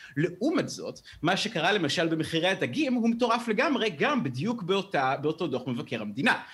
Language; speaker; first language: Hebrew; native; Hebrew